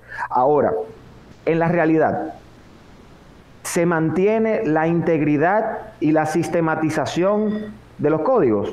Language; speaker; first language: Spanish; native; Spanish